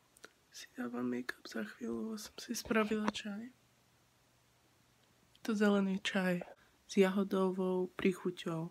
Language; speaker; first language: Slovak; early bilingual, heritage; Slovak